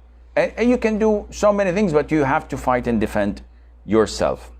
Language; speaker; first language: English; non-native, fluent; Arabic